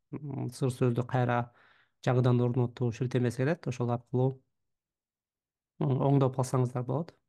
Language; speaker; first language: Kyrgyz; native; Kyrgyz